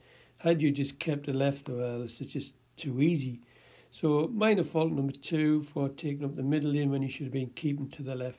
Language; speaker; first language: English; native; English